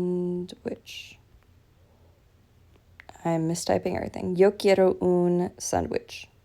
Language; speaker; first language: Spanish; non-native, learner; English